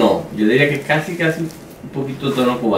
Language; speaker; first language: Spanish; native; Spanish